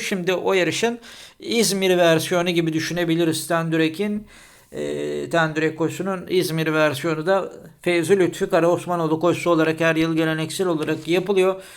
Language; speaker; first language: Turkish; native; Turkish